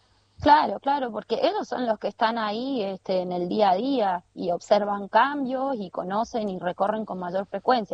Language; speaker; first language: Spanish; native; Spanish